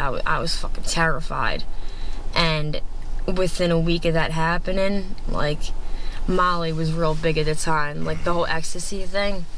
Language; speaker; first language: English; native; English